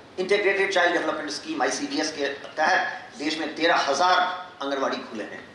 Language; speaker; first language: Hindi; non-native, local second language; Magahi